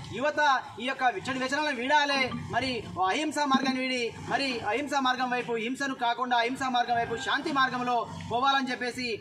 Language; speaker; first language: Telugu; non-native, local second language; Lambadi